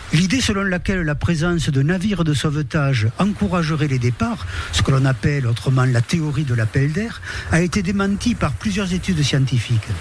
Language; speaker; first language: French; native; French